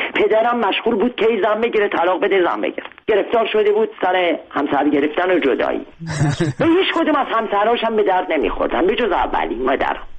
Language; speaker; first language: Persian; non-native, local second language; Armenian